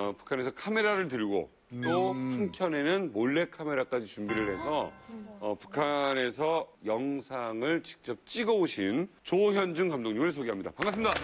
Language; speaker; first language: Korean; native; Korean